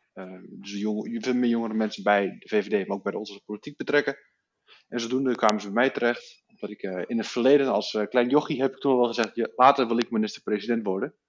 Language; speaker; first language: Dutch; native; Dutch